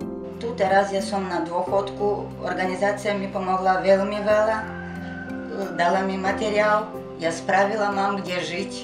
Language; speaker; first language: Slovak; non-native, learner; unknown